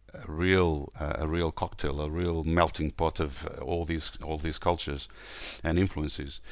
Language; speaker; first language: English; non-native, fluent; Portuguese